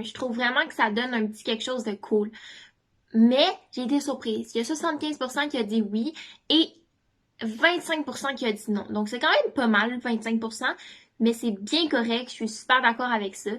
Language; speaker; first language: French; native; French